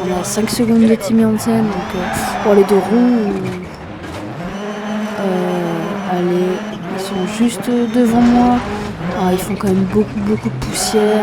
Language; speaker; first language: French; native; French